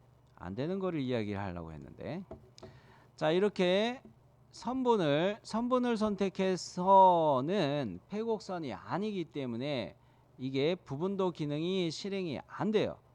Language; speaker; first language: Korean; native; Korean